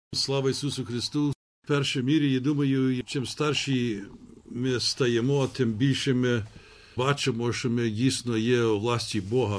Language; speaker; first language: Ukrainian; early bilingual, heritage; Ukrainian